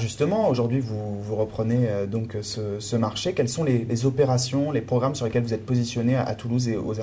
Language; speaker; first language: French; native; French